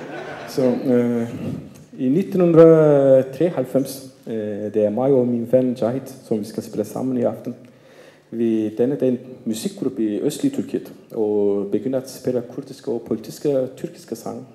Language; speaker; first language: Danish; non-native, fluent; Turkish